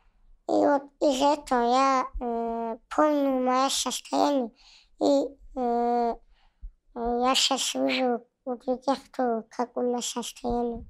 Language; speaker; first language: Russian; non-native, local second language; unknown